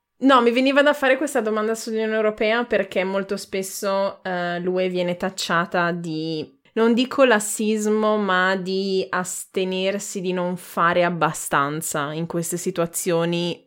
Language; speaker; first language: Italian; native; Italian